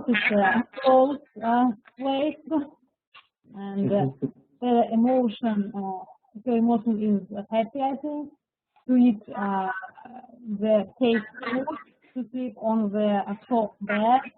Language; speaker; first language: English; non-native, learner; Russian